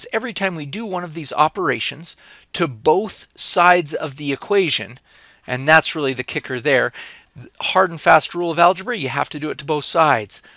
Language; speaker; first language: English; native; English